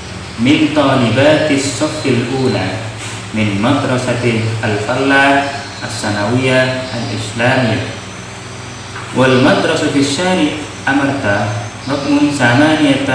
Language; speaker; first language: Arabic; non-native, learner; Indonesian